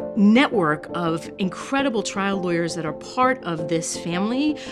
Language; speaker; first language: English; native; English